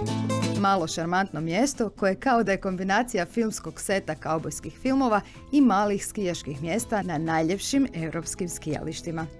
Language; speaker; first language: Croatian; native; Croatian